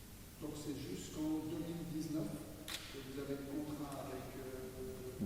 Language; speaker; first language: French; native; French